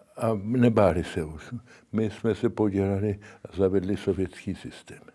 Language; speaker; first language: Czech; early bilingual, heritage; Czech